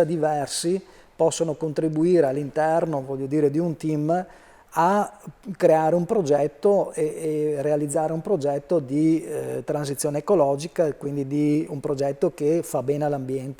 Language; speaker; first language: Italian; native; Italian